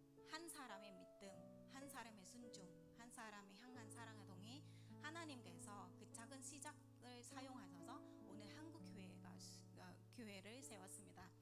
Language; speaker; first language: Korean; non-native, learner; Vietnamese